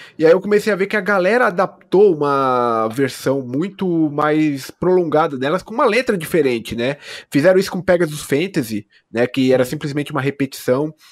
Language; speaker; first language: Portuguese; native; Portuguese